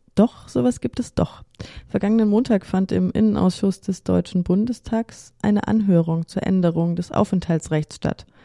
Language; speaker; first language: German; native; German